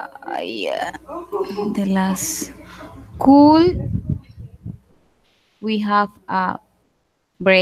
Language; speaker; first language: English; non-native, learner; Spanish